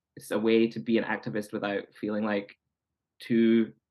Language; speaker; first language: English; native; English